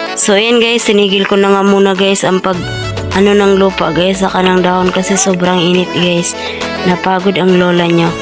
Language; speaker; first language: Filipino; non-native, local second language; Cebuano